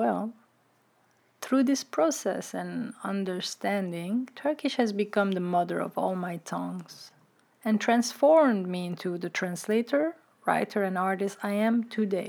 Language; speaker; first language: English; non-native, fluent; Turkish